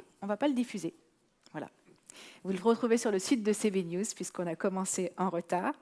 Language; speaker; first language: French; native; French